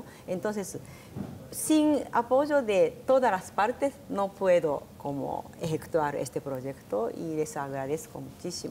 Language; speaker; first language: Spanish; non-native, learner; Japanese